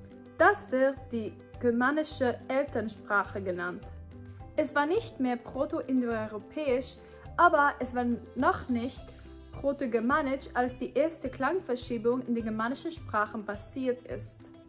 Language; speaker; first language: German; non-native, fluent; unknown